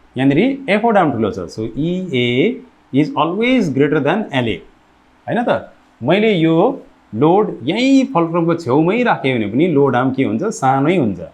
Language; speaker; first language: Nepali; native; Nepali